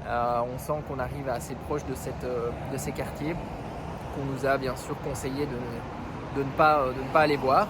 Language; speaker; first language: French; native; French